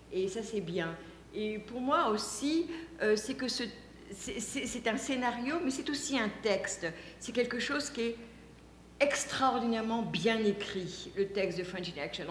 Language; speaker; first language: French; native; French